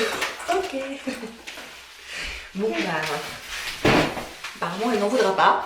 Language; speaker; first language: French; native; French